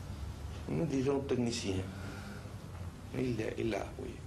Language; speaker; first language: French; non-native, fluent; Spanish